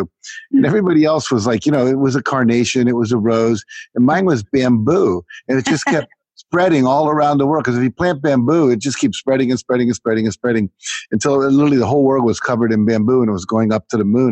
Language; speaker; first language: English; native; English